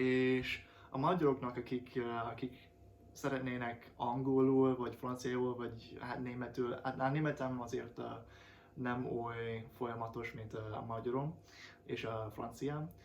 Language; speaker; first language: Hungarian; non-native, fluent; English